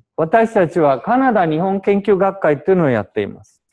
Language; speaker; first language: Japanese; native; Japanese